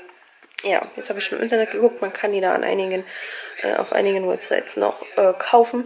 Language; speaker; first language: German; native; German